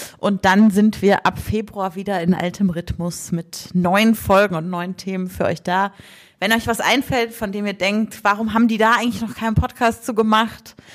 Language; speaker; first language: German; native; German